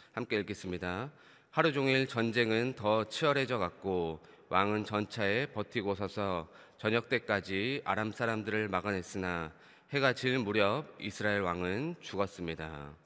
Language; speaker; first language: Korean; native; Korean